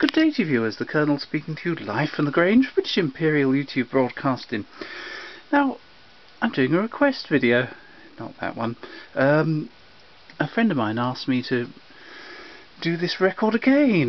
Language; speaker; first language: English; native; English